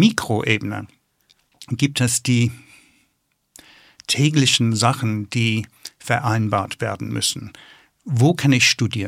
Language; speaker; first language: German; non-native, fluent; English